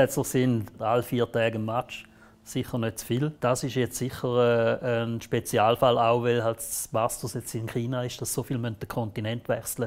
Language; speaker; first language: German; native; German